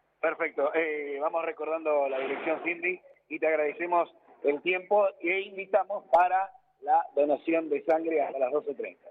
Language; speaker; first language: Spanish; native; Spanish